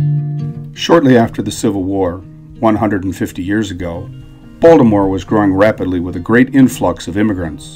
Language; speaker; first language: English; native; English